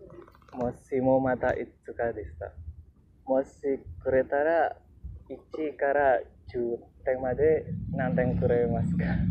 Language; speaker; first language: Japanese; non-native, fluent; Indonesian